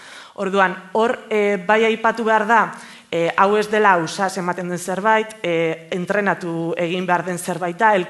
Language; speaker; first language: Basque; native; Basque